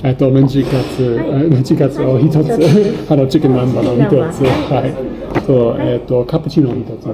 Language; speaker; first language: Japanese; non-native, fluent; English